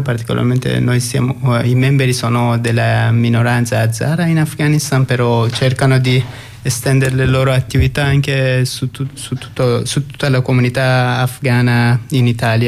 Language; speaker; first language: Italian; non-native, fluent; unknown